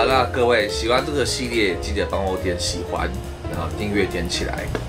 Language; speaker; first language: Chinese; native; Chinese